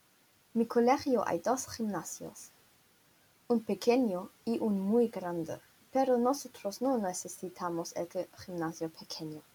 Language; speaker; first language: Spanish; non-native, learner; German